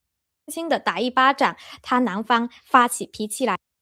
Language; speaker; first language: Chinese; native; Chinese